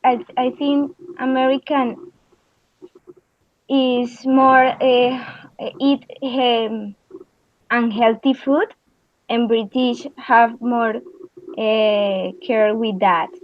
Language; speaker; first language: English; non-native, learner; Spanish